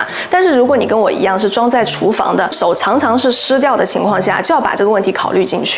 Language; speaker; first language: Chinese; native; Chinese